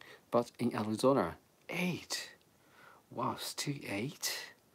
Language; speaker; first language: English; non-native, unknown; Japanese